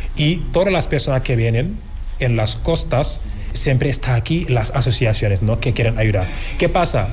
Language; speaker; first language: Spanish; non-native, fluent; Wolof